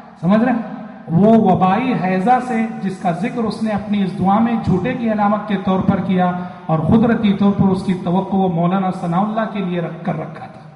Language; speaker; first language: Urdu; native; Urdu